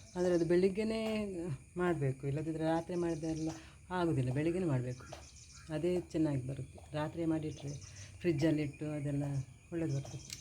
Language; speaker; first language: Kannada; non-native, local second language; Tulu